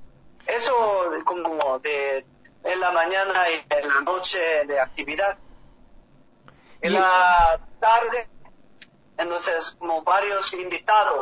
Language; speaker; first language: Spanish; non-native, learner; Korean